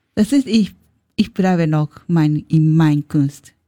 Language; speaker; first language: German; non-native, learner; Japanese